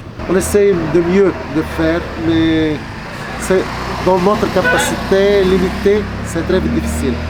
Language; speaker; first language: French; non-native, local second language; Arabic